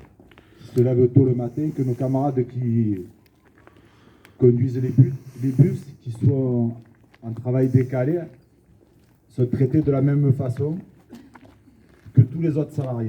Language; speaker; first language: French; native; French